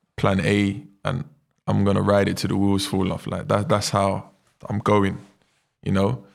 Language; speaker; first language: English; native; English